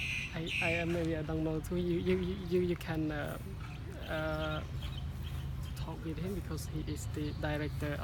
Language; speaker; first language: English; non-native, learner; Khmer